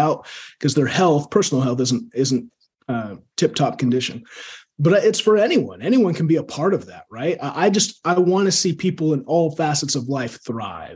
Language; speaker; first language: English; native; English